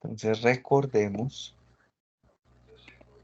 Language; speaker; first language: Spanish; native; Spanish